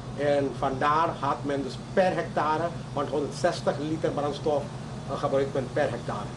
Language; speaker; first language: Dutch; native; Dutch